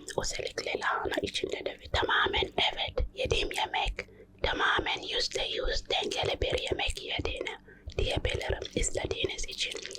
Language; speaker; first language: Turkish; non-native, learner; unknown